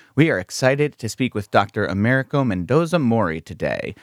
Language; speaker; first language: English; native; English